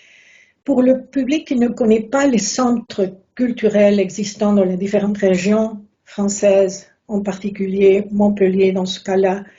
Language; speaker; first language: French; non-native, fluent; Spanish